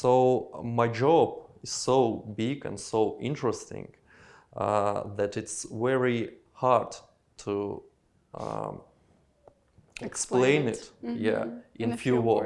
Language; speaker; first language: English; non-native, learner; Russian